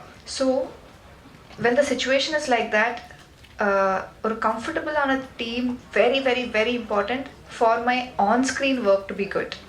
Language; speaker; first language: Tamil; non-native, learner; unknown